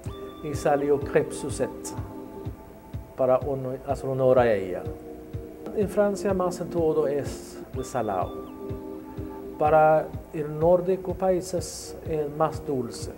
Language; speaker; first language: Spanish; non-native, learner; Swedish